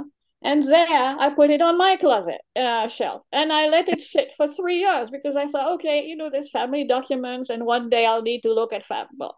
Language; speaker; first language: English; non-native, fluent; French